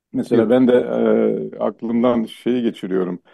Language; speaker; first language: Turkish; non-native, local second language; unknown